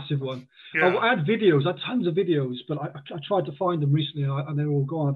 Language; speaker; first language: English; native; English